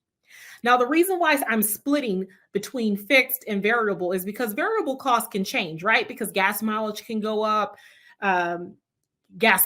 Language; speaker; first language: English; native; English